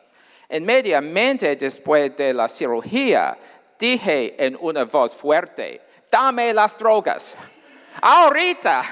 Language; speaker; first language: Spanish; non-native, fluent; English